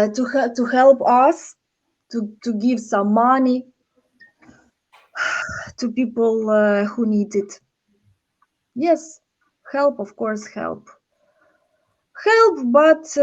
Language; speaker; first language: English; non-native, learner; Ukrainian